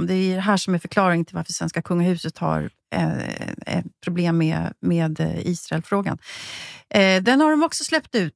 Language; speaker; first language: Swedish; native; Swedish